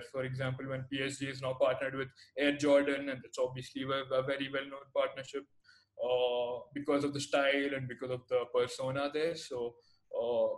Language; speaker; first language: English; non-native, local second language; Telugu